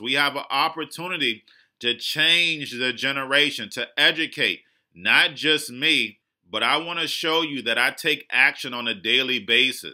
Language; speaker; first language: English; native; English